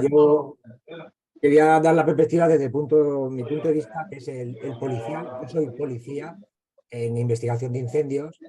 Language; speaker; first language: Spanish; native; Spanish